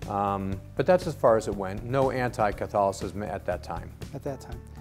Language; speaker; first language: English; native; English